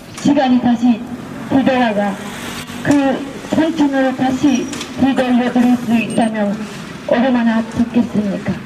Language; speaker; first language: Korean; non-native, fluent; Japanese